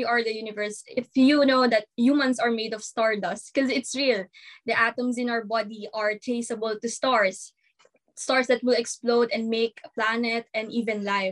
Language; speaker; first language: English; non-native, local second language; Filipino